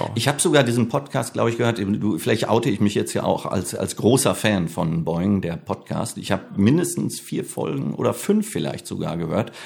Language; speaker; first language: German; native; German